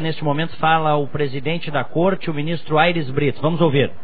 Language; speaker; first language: Portuguese; native; Portuguese